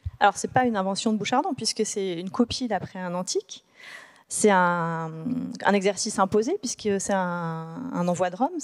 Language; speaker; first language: French; native; French